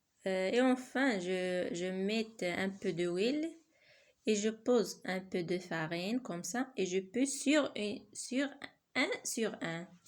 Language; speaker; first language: French; non-native, learner; Arabic